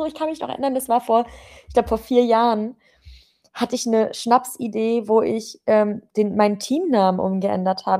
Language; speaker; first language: German; native; German